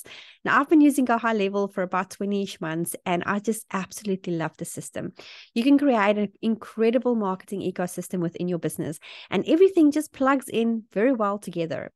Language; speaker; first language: English; native; English